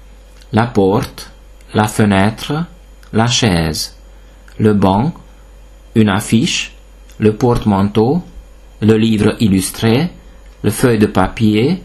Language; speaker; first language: French; non-native, fluent; Hungarian